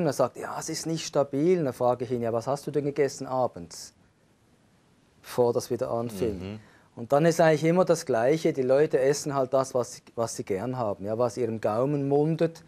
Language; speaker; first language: German; native; German